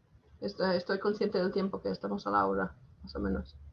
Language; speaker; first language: Spanish; non-native, fluent; English